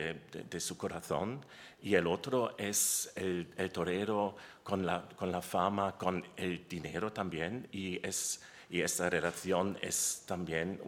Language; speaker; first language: Spanish; non-native, learner; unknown